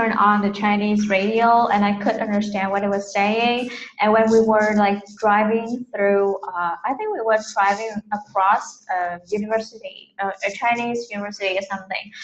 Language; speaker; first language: English; non-native, fluent; Vietnamese